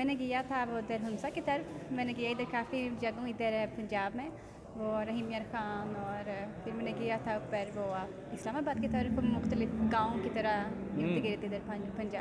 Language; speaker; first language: Hindi; non-native, learner; Swedish